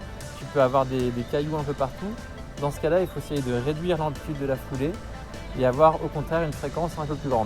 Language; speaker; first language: French; native; French